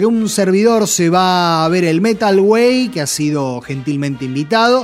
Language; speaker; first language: Spanish; native; Spanish